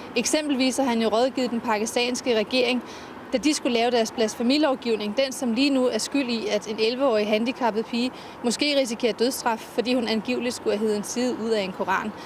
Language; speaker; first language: Danish; native; Danish